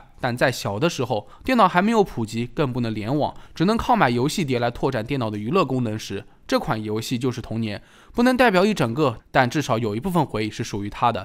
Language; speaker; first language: Chinese; native; Chinese